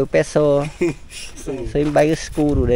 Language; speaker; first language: Portuguese; non-native, learner; Vietnamese